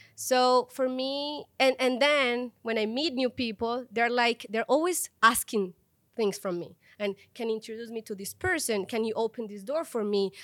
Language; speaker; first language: English; non-native, fluent; Spanish